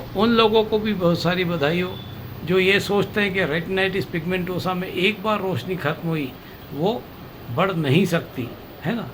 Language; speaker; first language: Hindi; native; Hindi